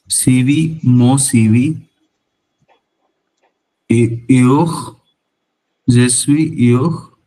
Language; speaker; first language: French; non-native, learner; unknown